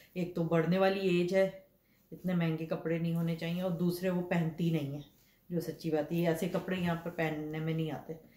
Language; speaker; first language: Urdu; native; Urdu